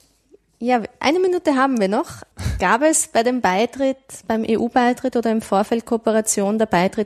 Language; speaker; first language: German; native; German